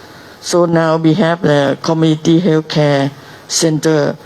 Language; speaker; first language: English; non-native, learner; Thai